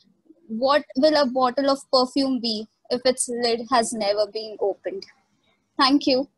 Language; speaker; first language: English; non-native, local second language; Hindi